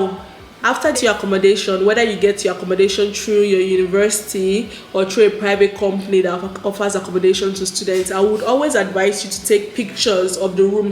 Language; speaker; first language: English; non-native, local second language; Yoruba